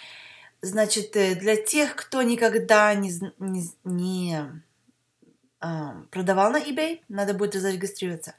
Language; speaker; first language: Russian; early bilingual, heritage; Russian